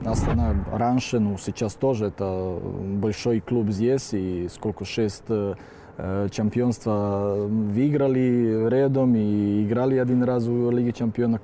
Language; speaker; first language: Russian; non-native, learner; Serbian